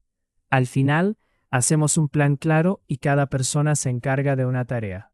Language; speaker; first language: Spanish; non-native, fluent; English